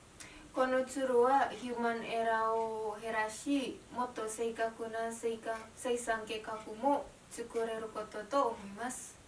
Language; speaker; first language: Japanese; non-native, learner; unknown